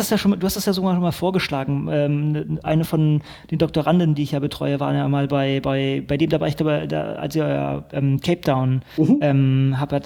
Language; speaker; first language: German; native; German